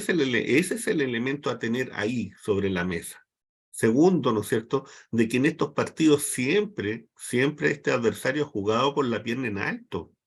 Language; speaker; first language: Spanish; native; Spanish